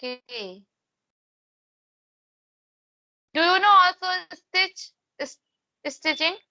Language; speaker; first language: English; non-native, learner; Hindi